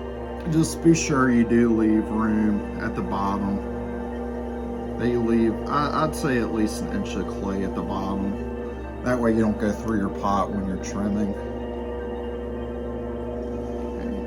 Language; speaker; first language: English; native; English